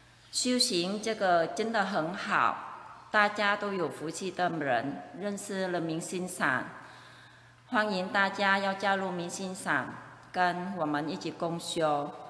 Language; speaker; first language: Chinese; non-native, fluent; Vietnamese